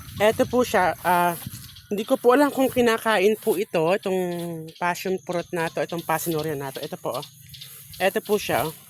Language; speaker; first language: Filipino; native; Filipino